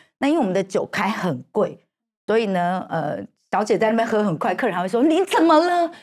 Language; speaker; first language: Chinese; native; Chinese